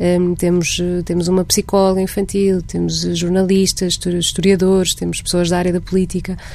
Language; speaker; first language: Portuguese; native; Portuguese